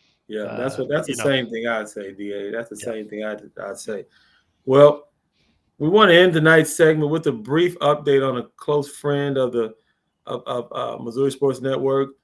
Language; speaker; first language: English; native; English